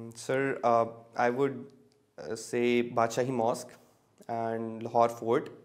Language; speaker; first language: English; non-native, local second language; Punjabi